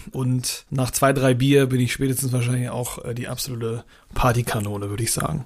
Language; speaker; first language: German; native; German